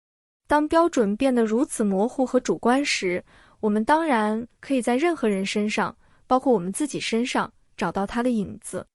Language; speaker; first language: Chinese; native; Chinese